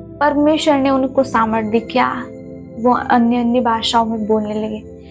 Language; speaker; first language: Hindi; non-native, local second language; Marathi